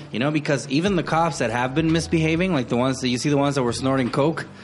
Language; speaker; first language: English; non-native, fluent; Spanish